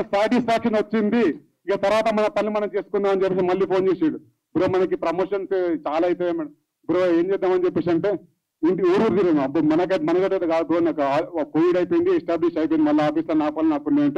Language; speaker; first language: Telugu; native; Telugu